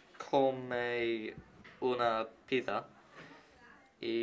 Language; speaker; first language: Spanish; non-native, learner; English